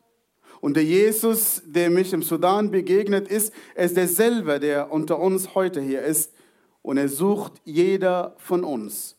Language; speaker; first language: German; non-native, fluent; Arabic